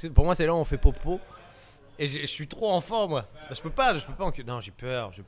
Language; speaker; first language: French; native; French